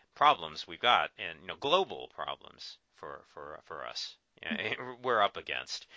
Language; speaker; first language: English; native; English